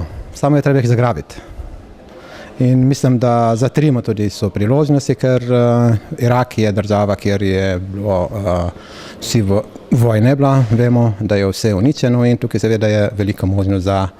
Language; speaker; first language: Slovenian; non-native, local second language; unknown